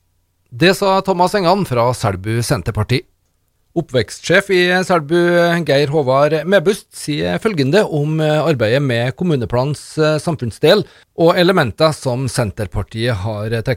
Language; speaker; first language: Norwegian; native; Norwegian